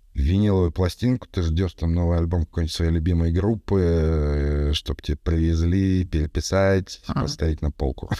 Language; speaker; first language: Russian; native; Russian